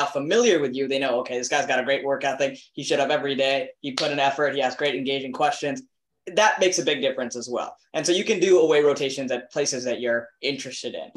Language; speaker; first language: English; native; English